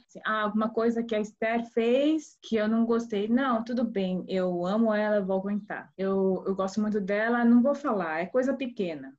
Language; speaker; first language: Portuguese; early bilingual, other home language; Korean